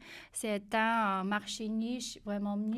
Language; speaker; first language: French; non-native, learner; Chinese